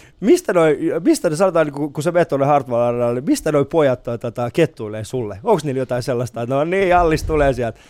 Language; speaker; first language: Finnish; early bilingual, other home language; Persian